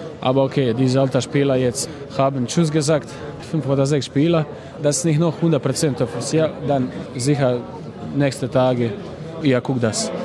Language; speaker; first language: German; non-native, learner; Croatian